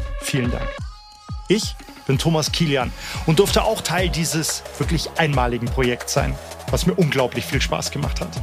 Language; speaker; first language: German; native; German